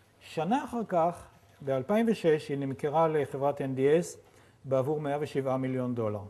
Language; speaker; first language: Hebrew; native; Hebrew